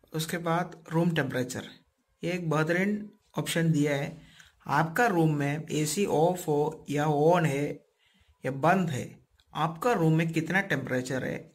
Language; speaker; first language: Hindi; non-native, local second language; Malayalam